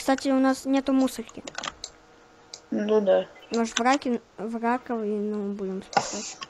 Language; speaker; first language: Russian; native; Russian